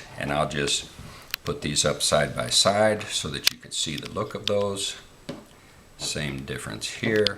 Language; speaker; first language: English; native; English